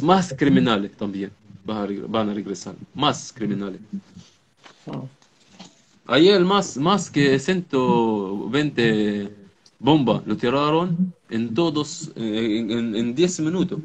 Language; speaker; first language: Spanish; non-native, learner; Arabic